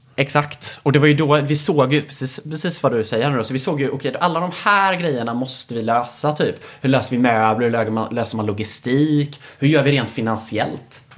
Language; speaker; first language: Swedish; native; Swedish